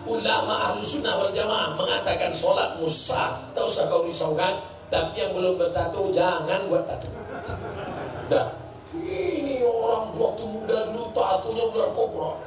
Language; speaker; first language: Indonesian; native; Indonesian